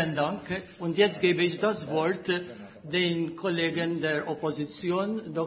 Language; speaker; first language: German; non-native, fluent; Maltese